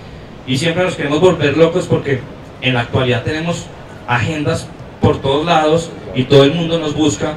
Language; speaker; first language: Spanish; native; Spanish